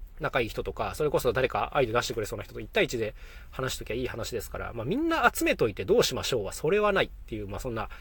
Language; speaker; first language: Japanese; native; Japanese